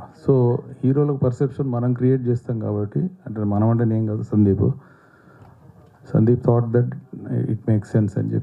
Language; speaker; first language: Telugu; native; Telugu